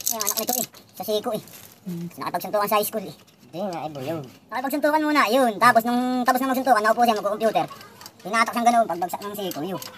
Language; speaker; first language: Filipino; native; Filipino